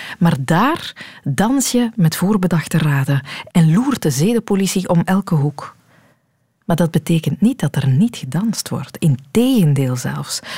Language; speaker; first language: Dutch; native; Dutch